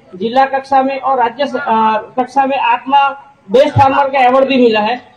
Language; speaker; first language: Hindi; non-native, local second language; Gujarati